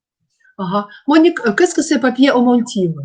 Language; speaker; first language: French; non-native, learner; Ukrainian